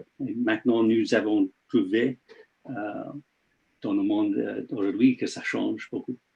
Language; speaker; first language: French; non-native, learner; English